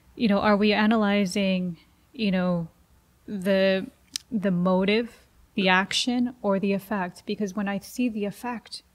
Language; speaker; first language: English; early bilingual, other home language; Spanish